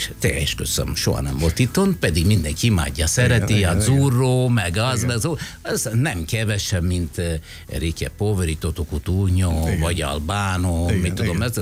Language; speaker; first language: Hungarian; non-native, fluent; Italian